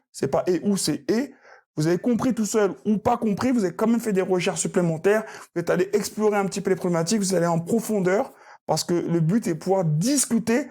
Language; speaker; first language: French; native; French